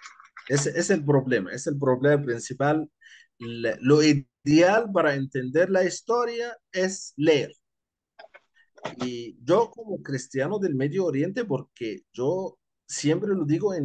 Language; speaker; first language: Spanish; non-native, fluent; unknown